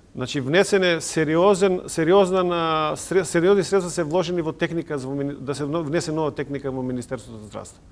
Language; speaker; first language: Macedonian; non-native, local second language; Serbian